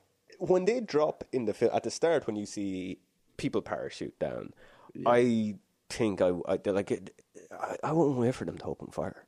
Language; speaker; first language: English; native; English